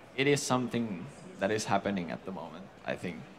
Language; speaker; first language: English; non-native, fluent; Finnish